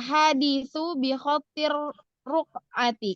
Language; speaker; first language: Arabic; non-native, learner; Indonesian